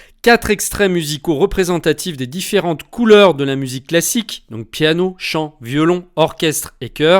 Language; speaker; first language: French; native; French